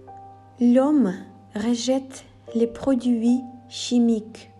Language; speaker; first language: French; non-native, fluent; Ukrainian